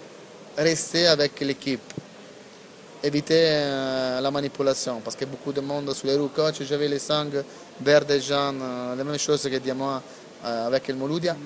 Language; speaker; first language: French; non-native, learner; Italian